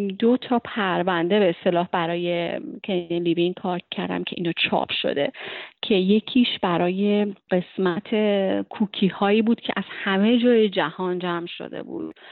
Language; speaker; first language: Persian; native; Persian